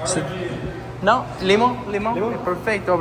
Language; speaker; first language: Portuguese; non-native, learner; English